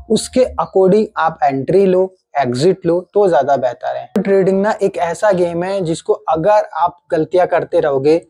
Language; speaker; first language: Hindi; native; Hindi